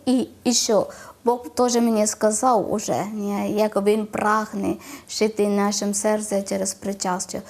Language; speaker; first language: Ukrainian; non-native, learner; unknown